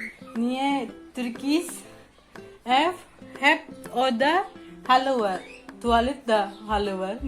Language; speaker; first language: Turkish; non-native, learner; Indonesian